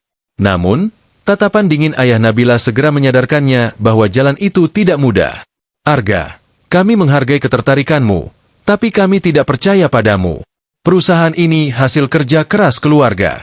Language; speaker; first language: Indonesian; native; Indonesian